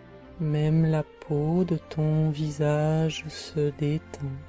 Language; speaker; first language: French; native; French